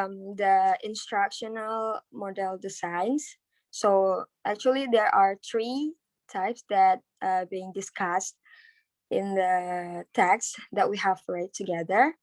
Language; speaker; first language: English; non-native, learner; Indonesian